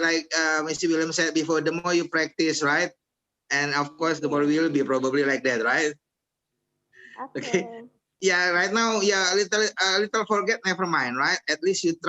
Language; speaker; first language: English; non-native, fluent; Indonesian